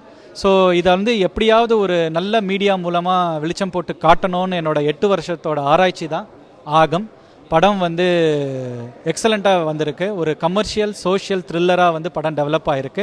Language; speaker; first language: Tamil; native; Tamil